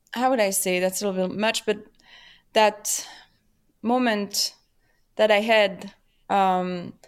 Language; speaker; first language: English; non-native, fluent; French